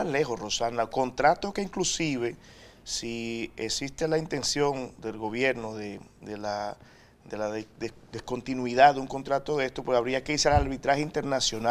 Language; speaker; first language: Spanish; native; Spanish